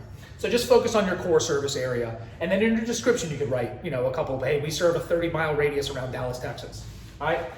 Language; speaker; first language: English; native; English